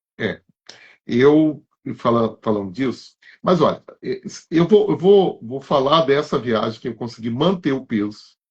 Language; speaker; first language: Portuguese; native; Portuguese